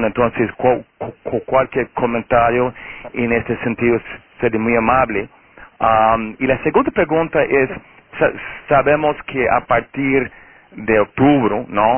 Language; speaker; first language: Spanish; non-native, fluent; Portuguese